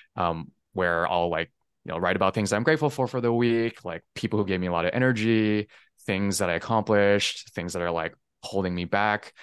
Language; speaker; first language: English; early bilingual, other home language; Chinese